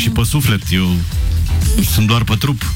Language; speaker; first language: Romanian; native; Romanian